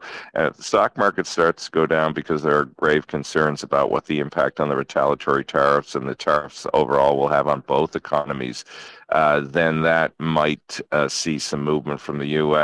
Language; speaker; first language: English; native; English